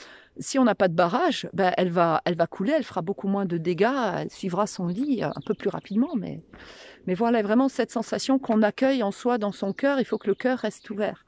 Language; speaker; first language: French; native; French